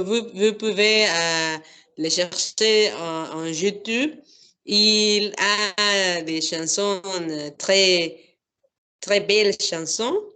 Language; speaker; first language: French; non-native, fluent; Spanish